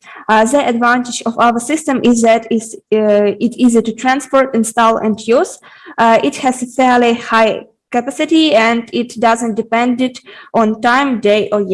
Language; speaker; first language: English; non-native, learner; Ukrainian